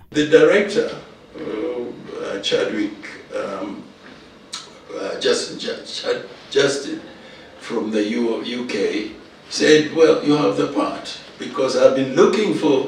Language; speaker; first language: English; non-native, local second language; Luyia